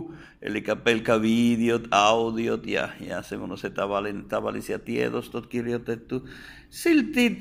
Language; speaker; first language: Finnish; non-native, fluent; Spanish